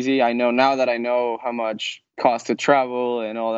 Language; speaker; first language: English; non-native, fluent; Spanish